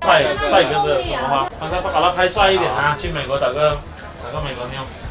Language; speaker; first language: Chinese; native; Chinese